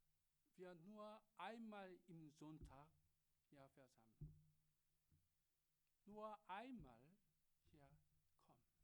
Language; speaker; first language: German; non-native, learner; Korean